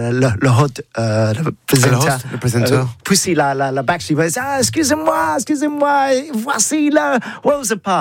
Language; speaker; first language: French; non-native, learner; English